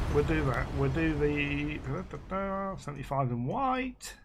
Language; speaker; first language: English; native; English